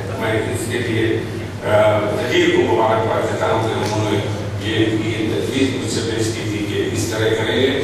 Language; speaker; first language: Urdu; native; Urdu